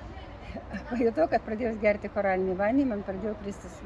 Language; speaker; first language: Lithuanian; native; Lithuanian